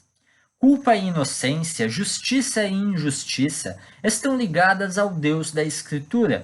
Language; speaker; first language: Portuguese; native; Portuguese